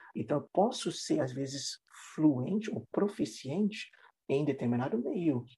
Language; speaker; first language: Portuguese; non-native, fluent; English